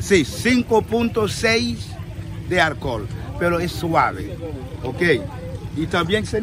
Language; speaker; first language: Spanish; non-native, fluent; Haitian Creole